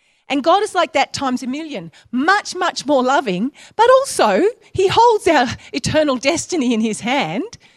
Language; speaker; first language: English; native; English